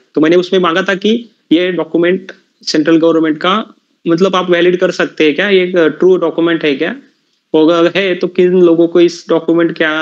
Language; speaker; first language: Hindi; non-native, local second language; Marathi